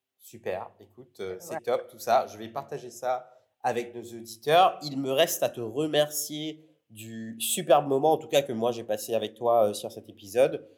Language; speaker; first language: French; native; French